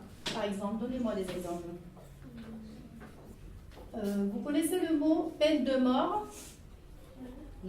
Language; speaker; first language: French; non-native, local second language; Arabic